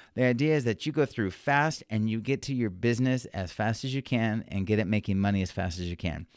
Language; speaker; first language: English; native; English